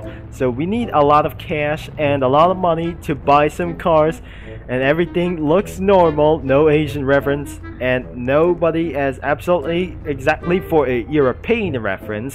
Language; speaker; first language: English; non-native, learner; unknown